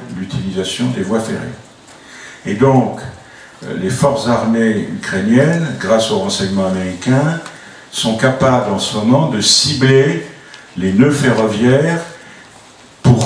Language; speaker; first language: French; native; French